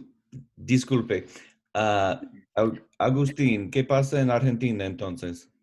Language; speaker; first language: Spanish; non-native, learner; English